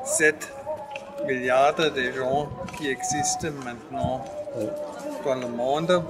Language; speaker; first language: French; non-native, fluent; German